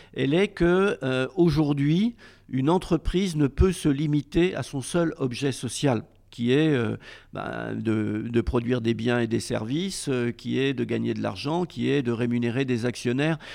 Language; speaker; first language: French; native; French